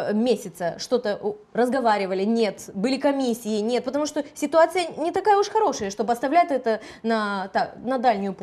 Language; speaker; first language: Russian; non-native, local second language; Romanian